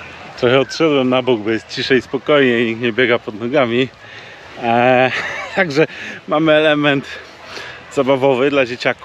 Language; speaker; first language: Polish; native; Polish